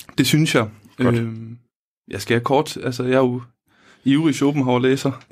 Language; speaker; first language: Danish; native; Danish